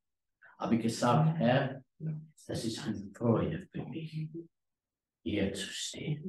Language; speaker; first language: German; non-native, learner; Afrikaans